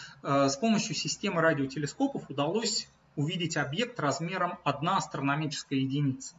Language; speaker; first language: Russian; native; Russian